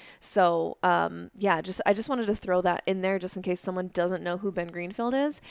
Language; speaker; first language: English; native; English